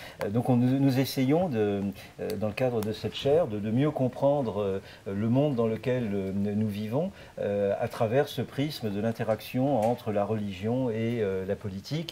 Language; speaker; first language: French; native; French